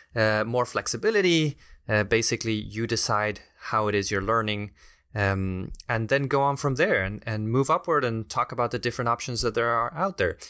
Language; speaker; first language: English; non-native, fluent; Spanish